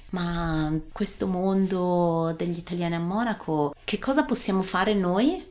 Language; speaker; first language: Italian; native; Italian